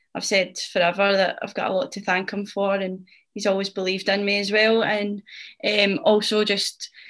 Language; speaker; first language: English; native; English